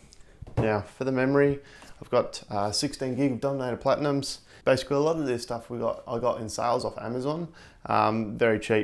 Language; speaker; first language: English; native; English